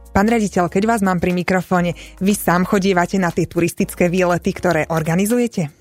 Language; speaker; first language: Slovak; native; Slovak